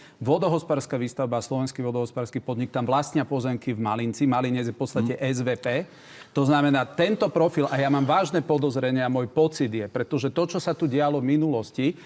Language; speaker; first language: Slovak; native; Slovak